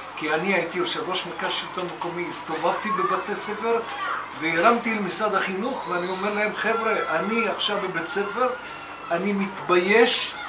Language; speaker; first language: Hebrew; native; Hebrew